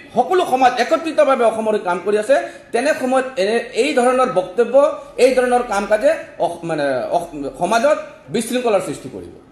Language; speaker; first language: Assamese; non-native, local second language; Bangla